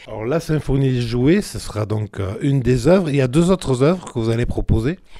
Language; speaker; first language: French; native; French